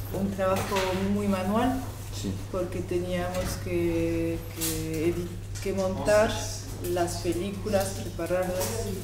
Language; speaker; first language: Spanish; non-native, fluent; French